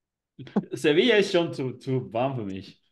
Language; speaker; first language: German; non-native, learner; Spanish